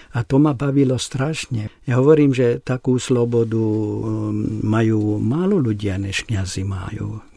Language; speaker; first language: Slovak; non-native, local second language; Hungarian